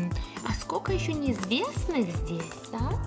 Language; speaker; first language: Russian; native; Russian